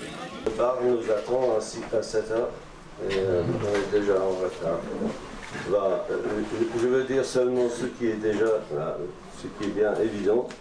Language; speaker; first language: French; non-native, fluent; English